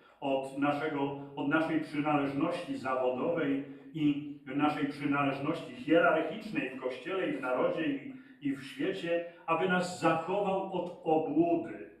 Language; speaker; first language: Polish; native; Polish